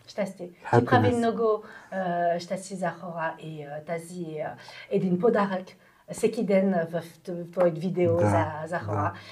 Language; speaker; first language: Bulgarian; non-native, learner; French